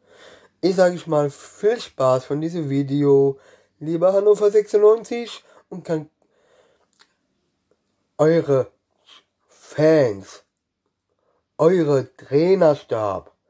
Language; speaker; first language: German; non-native, learner; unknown